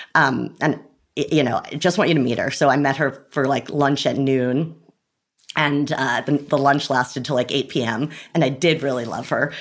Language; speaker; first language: English; native; English